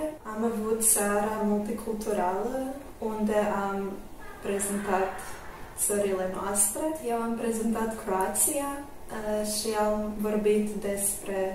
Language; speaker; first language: Romanian; non-native, learner; Croatian